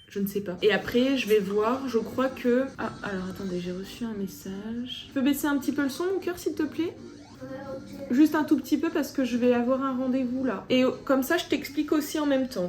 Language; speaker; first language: French; native; French